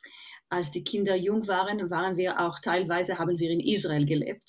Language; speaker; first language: German; non-native, fluent; Hebrew